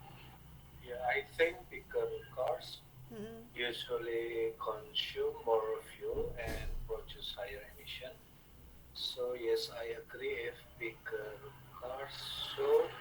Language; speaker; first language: English; non-native, fluent; Indonesian